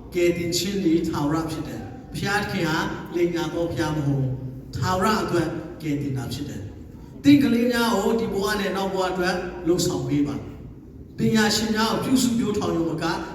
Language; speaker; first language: Burmese; non-native, local second language; Hakha Chin